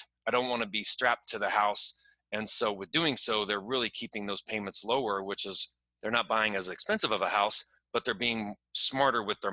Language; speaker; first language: English; native; English